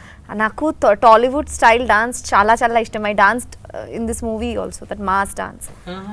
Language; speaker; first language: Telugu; non-native, learner; Hindi